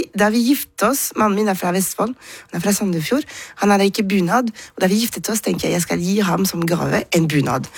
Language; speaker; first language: Norwegian; non-native, fluent; French